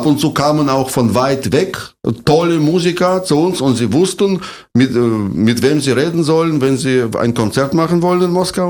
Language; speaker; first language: German; non-native, fluent; Russian